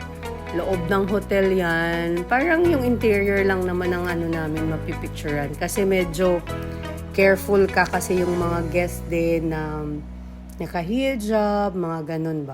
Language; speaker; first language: Filipino; non-native, local second language; Cebuano